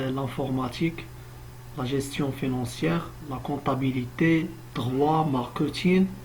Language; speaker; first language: French; non-native, local second language; Arabic